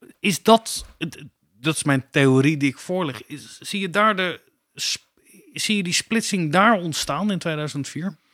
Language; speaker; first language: Dutch; native; Dutch